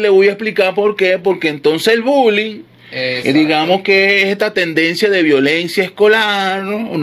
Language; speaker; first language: Spanish; native; Spanish